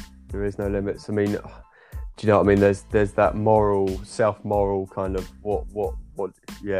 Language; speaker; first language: English; native; English